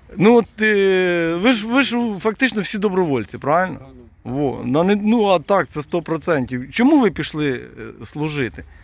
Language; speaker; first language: Ukrainian; non-native, local second language; Russian